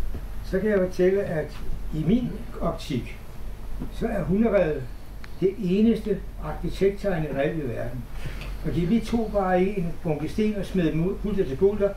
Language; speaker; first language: Danish; native; Danish